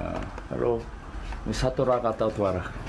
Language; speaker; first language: Indonesian; non-native, learner; Korean